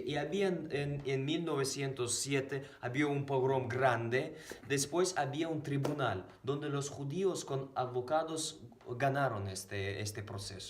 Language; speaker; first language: Spanish; non-native, fluent; Ukrainian